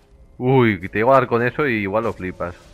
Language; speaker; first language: Spanish; native; Spanish